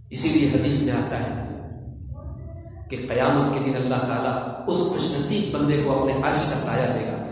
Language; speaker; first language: Urdu; native; Urdu